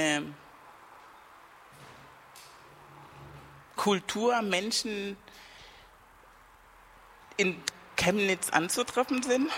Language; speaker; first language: German; non-native, fluent; Spanish